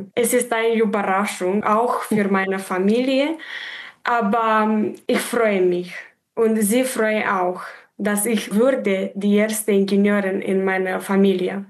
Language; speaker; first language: German; non-native, learner; Romanian